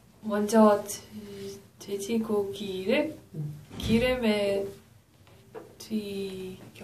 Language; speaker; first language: Korean; non-native, learner; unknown